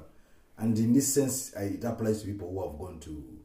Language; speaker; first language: English; non-native, local second language; Ganda